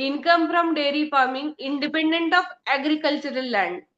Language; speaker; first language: English; non-native, local second language; Hindi